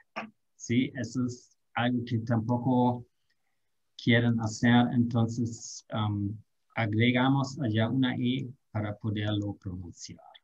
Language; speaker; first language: Spanish; non-native, fluent; German